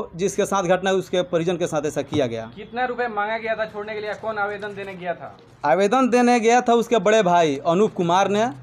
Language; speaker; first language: Hindi; native; Hindi